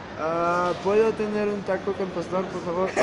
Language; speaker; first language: Spanish; non-native, learner; French